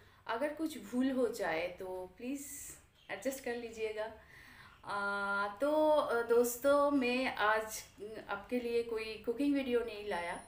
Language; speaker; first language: Hindi; non-native, local second language; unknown